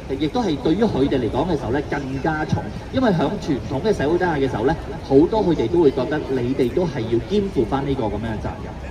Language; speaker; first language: Cantonese; native; Cantonese